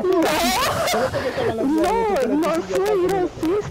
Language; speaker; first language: Spanish; non-native, learner; English